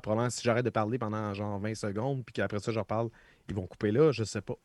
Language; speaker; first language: French; native; French